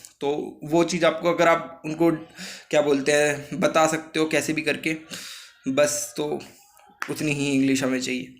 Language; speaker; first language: Hindi; native; Hindi